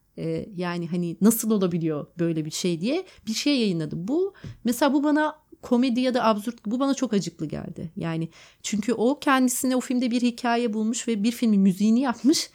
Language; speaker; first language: Turkish; native; Turkish